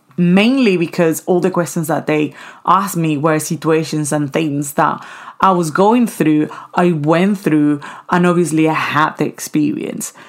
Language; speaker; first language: English; non-native, fluent; Spanish